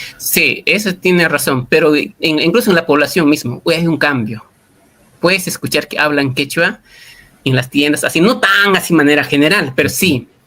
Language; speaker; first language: Spanish; non-native, local second language; Quechua